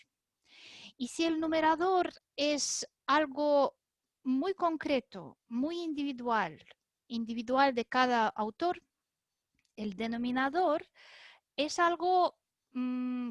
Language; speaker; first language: Spanish; non-native, fluent; Russian